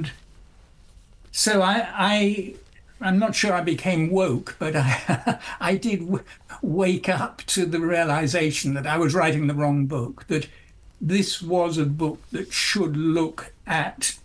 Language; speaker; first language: English; native; English